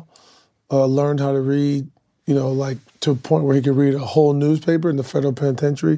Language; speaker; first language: English; native; English